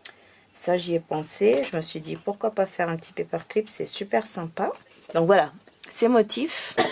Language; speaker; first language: French; native; French